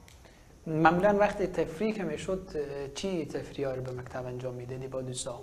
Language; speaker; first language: Persian; native; Persian